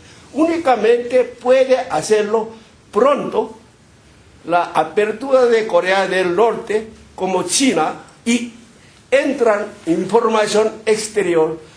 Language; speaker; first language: Spanish; non-native, fluent; Korean